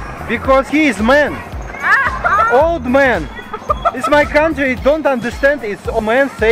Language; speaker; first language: English; non-native, learner; Russian